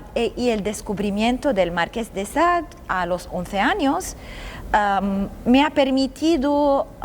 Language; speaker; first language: Spanish; non-native, fluent; Arabic